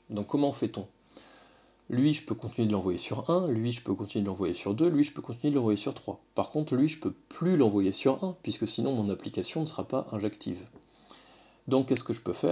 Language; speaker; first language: French; native; French